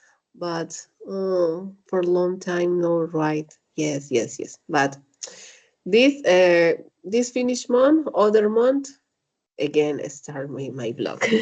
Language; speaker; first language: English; non-native, learner; Spanish